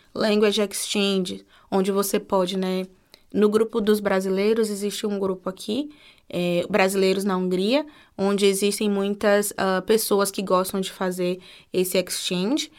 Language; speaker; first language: Portuguese; native; Portuguese